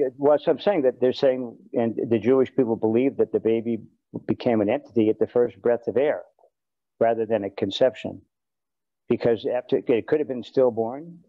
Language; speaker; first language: English; native; English